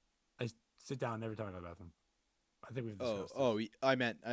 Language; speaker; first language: English; native; English